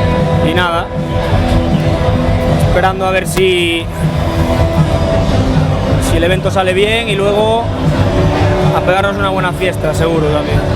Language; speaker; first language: Spanish; native; Spanish